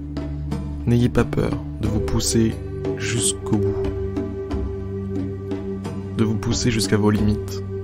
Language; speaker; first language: French; native; French